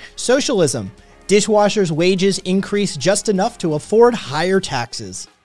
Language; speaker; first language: English; native; English